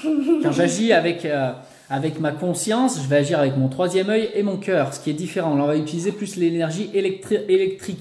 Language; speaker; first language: French; native; French